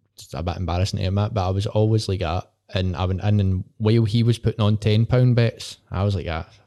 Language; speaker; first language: English; native; English